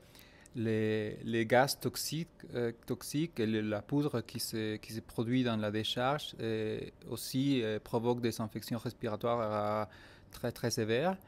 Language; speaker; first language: French; non-native, fluent; Spanish